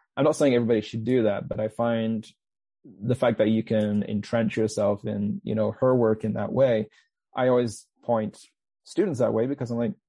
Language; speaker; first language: English; native; English